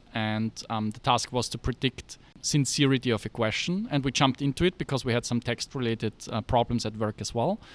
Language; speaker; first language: English; non-native, fluent; German